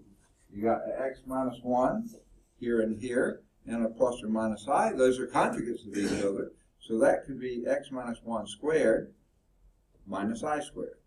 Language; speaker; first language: English; native; English